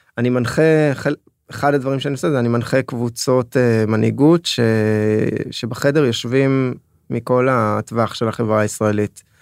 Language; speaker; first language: Hebrew; early bilingual, other home language; French